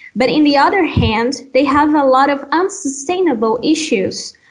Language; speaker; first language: English; non-native, fluent; Portuguese